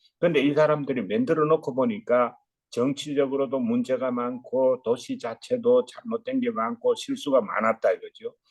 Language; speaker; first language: Korean; native; Korean